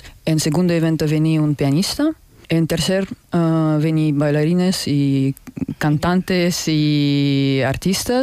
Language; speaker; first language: Spanish; non-native, learner; Russian